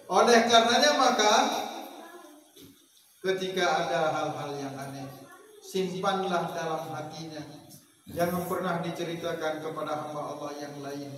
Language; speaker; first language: Indonesian; non-native, local second language; Achinese